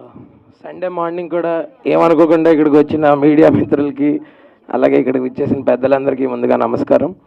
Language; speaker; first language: Telugu; native; Telugu